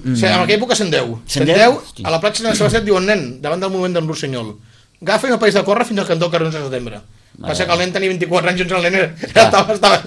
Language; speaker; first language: Catalan; native; Catalan